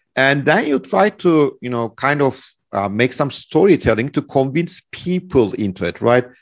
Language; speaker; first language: English; non-native, fluent; Turkish